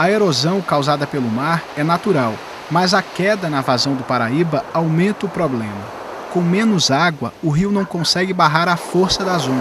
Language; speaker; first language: Portuguese; native; Portuguese